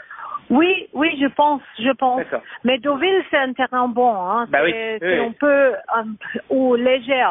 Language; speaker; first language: French; non-native, learner; German